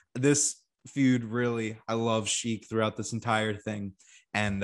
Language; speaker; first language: English; native; English